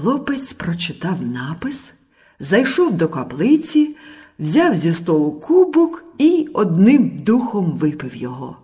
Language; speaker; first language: Ukrainian; native; Ukrainian